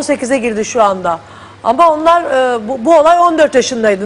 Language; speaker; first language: Turkish; native; Turkish